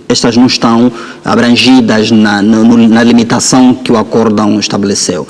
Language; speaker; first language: Portuguese; native; Portuguese